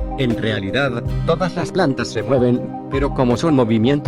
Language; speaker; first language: Spanish; native; Spanish